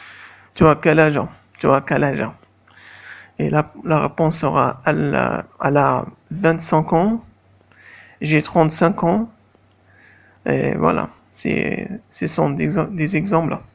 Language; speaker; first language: French; non-native, fluent; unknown